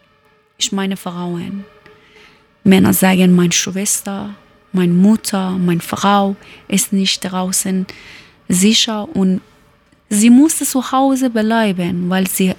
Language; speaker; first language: German; non-native, learner; Persian